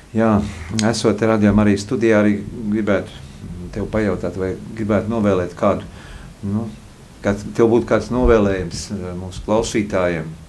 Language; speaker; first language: Latvian; native; Latvian